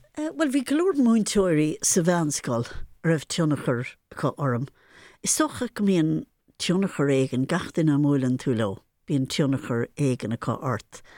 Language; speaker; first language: Irish; non-native, local second language; English